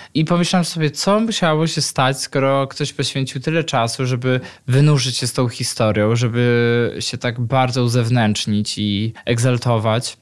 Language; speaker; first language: Polish; native; Polish